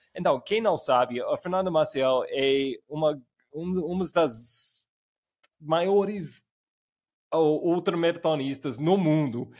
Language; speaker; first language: Portuguese; non-native, fluent; English